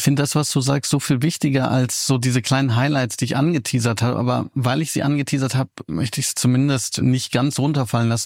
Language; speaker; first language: German; native; German